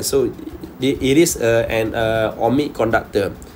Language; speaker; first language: English; non-native, local second language; Malay